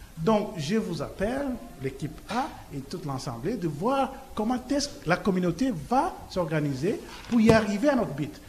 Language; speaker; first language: French; non-native, local second language; Lingala